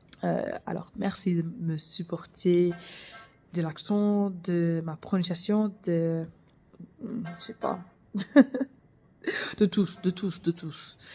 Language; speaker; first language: French; non-native, learner; English